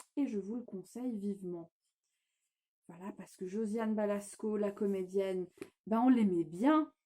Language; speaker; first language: French; non-native, fluent; English